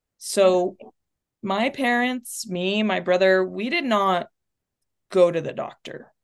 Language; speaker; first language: English; early bilingual, other home language; Spanish